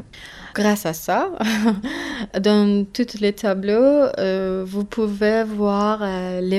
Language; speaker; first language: French; non-native, learner; Persian